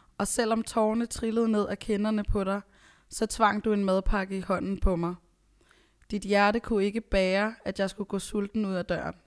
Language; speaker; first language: Danish; early bilingual, other home language; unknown